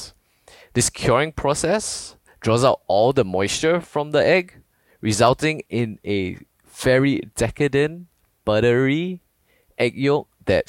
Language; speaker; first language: English; native; English